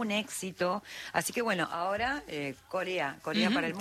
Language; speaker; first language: Spanish; native; Spanish